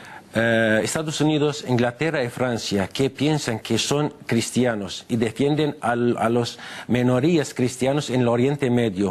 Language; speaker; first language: Spanish; non-native, fluent; Arabic